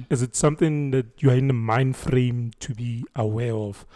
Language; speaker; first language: English; non-native, local second language; Zulu